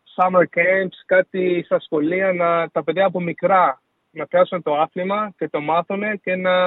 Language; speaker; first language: Greek; early bilingual, heritage; Greek